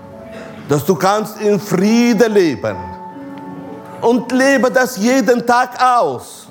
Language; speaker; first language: German; non-native, fluent; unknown